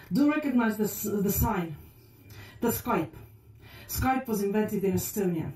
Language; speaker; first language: English; non-native, fluent; Estonian